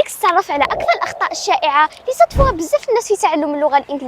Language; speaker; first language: Arabic; native; Arabic